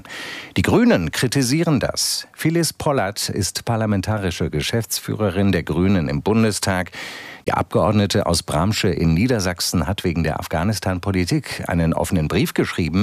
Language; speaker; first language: German; native; German